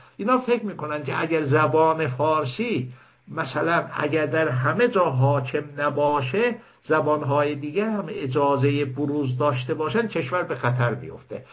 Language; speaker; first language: Persian; non-native, local second language; Azerbaijani